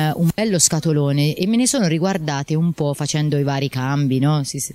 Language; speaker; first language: Italian; native; Italian